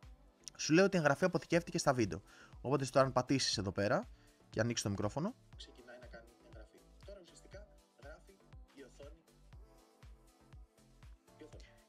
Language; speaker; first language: Greek; native; Greek